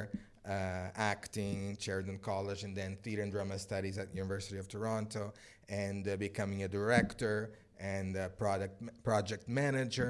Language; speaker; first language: English; native; English